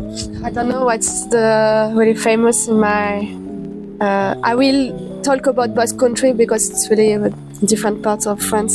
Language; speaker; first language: English; non-native, fluent; French